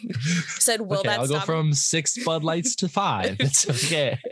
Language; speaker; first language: English; native; English